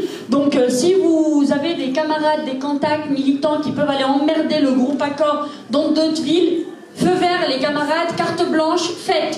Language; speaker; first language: French; native; French